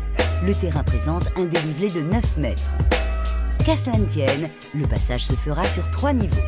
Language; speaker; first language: French; native; French